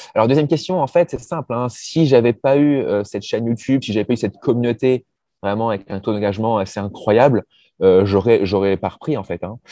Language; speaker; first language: French; native; French